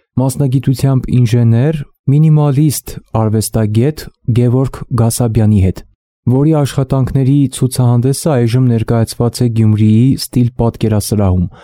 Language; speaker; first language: Armenian; native; Armenian